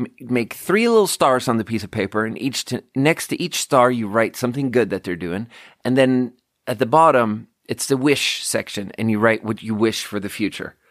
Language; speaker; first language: English; native; English